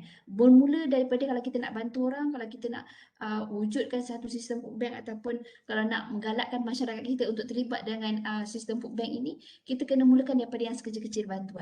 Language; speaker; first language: Malay; native; Malay